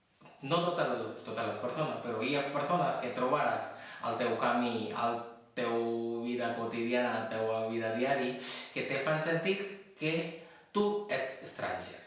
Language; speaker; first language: Catalan; non-native, fluent; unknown